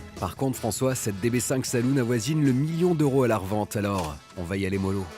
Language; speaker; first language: French; native; French